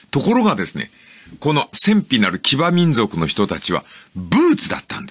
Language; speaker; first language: Japanese; native; Japanese